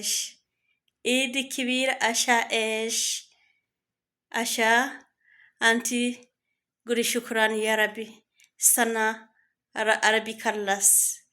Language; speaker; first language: Arabic; non-native, learner; Kinyarwanda